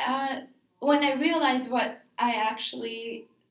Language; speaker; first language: English; non-native, fluent; Greek